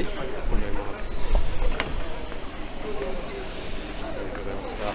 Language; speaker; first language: Japanese; non-native, learner; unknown